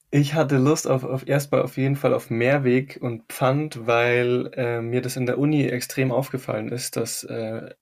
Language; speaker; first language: German; native; German